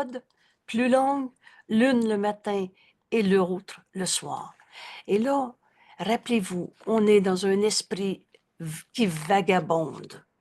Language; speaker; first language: French; native; French